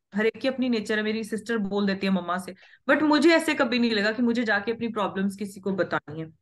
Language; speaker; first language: Hindi; non-native, local second language; Punjabi